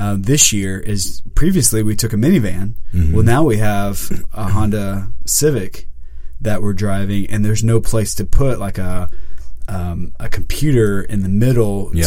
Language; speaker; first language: English; native; English